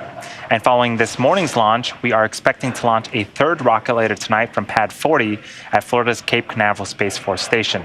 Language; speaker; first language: English; native; English